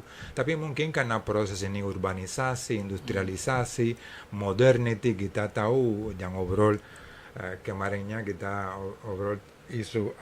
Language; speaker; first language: Indonesian; non-native, fluent; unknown